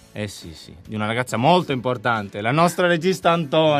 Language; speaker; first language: Italian; native; Italian